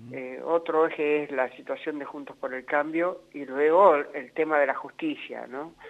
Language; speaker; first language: Spanish; native; Spanish